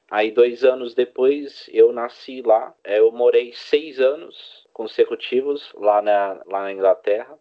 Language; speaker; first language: Portuguese; early bilingual, heritage; Portuguese